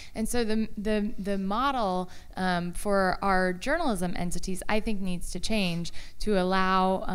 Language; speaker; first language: English; native; English